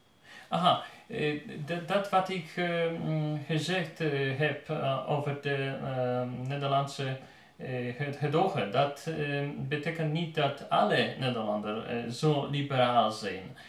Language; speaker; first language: Dutch; non-native, learner; Polish